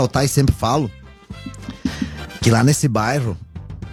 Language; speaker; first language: Portuguese; native; Portuguese